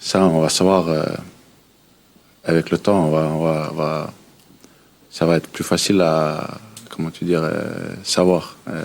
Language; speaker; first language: French; early bilingual, heritage; Danish